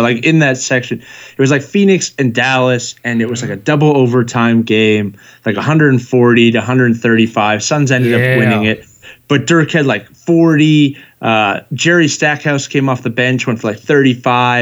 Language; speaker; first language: English; native; English